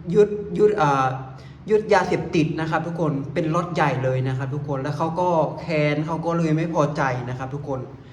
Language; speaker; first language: Thai; native; Thai